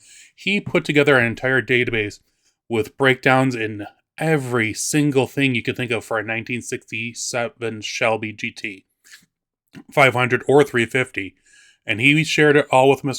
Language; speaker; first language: English; native; English